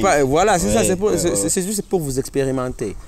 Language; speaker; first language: French; non-native, learner; Rundi